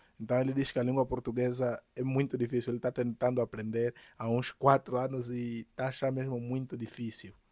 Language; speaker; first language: Portuguese; native; Portuguese